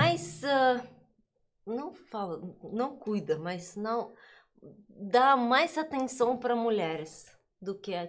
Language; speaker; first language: Portuguese; non-native, learner; Russian